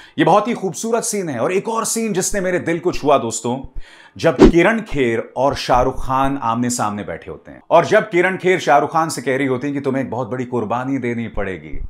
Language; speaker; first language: Hindi; native; Hindi